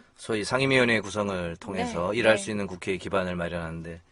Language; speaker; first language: Korean; native; Korean